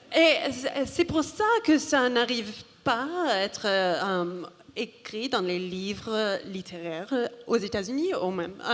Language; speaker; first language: French; non-native, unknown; English